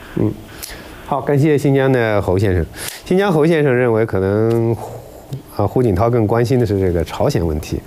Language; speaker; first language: Chinese; native; Chinese